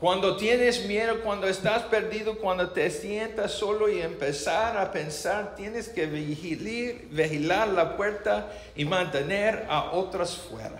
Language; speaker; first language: Spanish; non-native, learner; English